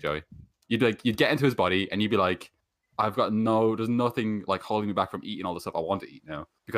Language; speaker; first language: English; native; English